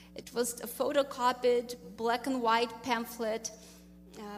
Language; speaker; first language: English; non-native, fluent; Russian